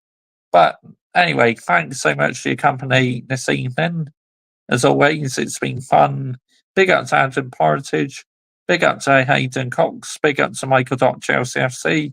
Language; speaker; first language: English; native; English